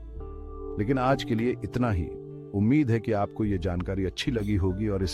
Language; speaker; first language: Hindi; native; Hindi